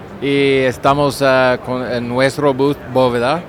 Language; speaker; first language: Spanish; non-native, learner; English